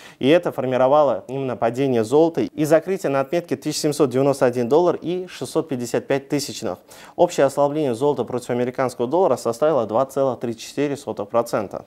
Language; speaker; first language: Russian; non-native, local second language; Uzbek